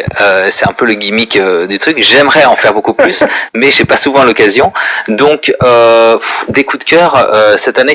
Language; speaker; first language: French; native; French